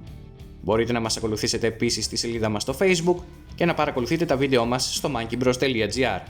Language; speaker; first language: Greek; native; Greek